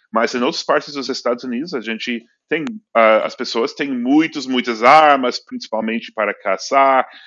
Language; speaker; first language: Portuguese; non-native, fluent; English